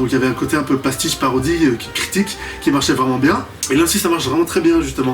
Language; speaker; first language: French; native; French